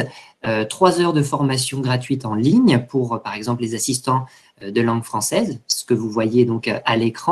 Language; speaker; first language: French; native; French